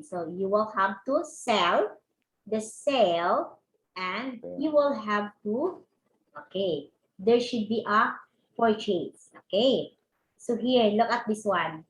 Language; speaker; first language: English; non-native, local second language; Cebuano